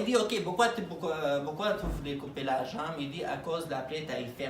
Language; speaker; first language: French; non-native, learner; Arabic